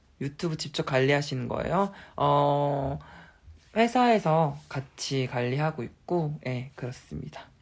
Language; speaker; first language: Korean; native; Korean